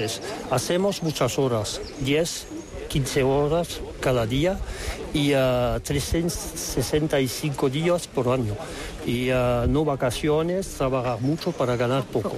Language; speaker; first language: Spanish; non-native, learner; French